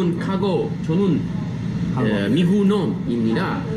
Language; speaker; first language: Korean; non-native, learner; English